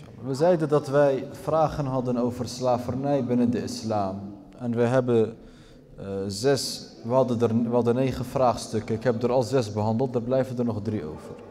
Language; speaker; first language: Dutch; early bilingual, other home language; Arabic